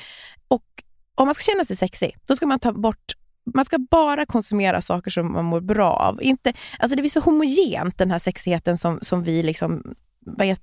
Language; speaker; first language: Swedish; native; Swedish